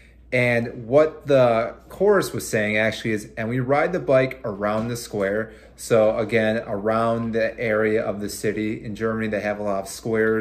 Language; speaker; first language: English; native; English